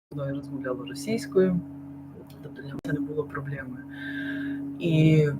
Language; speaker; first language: Ukrainian; non-native, local second language; Russian